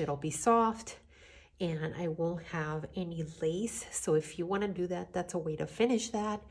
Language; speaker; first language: English; native; English